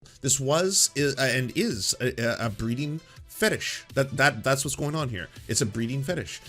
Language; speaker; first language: English; native; English